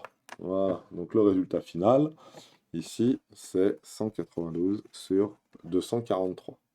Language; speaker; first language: French; native; French